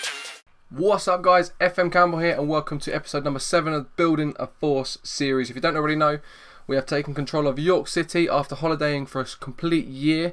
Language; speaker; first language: English; native; English